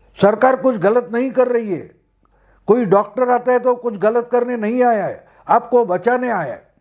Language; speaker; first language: Hindi; non-native, local second language; Marathi